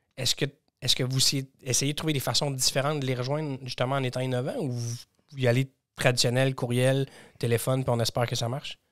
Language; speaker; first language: French; native; French